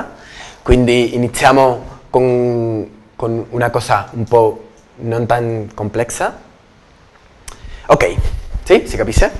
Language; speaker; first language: Italian; non-native, learner; Spanish